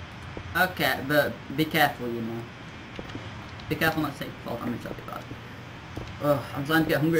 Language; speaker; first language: English; native; English